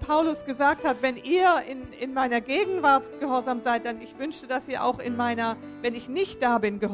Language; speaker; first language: German; native; German